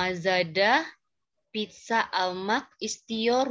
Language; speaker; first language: Turkish; non-native, learner; Indonesian